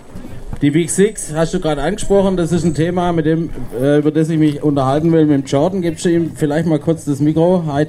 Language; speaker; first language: German; native; German